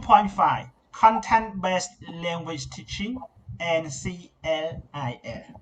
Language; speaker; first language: English; non-native, learner; Khmer